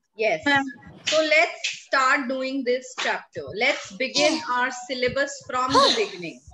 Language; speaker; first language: English; non-native, local second language; Hindi